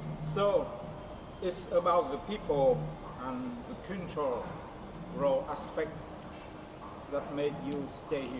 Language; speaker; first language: English; non-native, fluent; Vietnamese